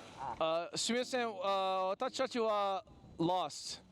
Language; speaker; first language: Japanese; non-native, learner; English